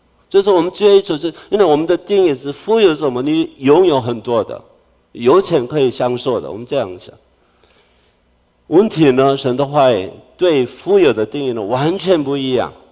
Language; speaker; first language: Chinese; non-native, fluent; Korean